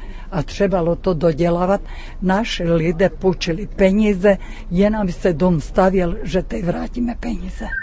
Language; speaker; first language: Czech; early bilingual, heritage; Czech